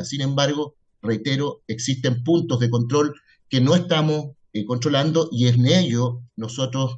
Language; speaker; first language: Spanish; native; Spanish